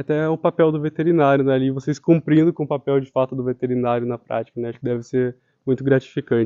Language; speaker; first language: Portuguese; native; Portuguese